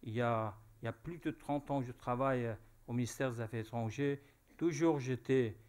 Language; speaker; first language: French; non-native, fluent; Persian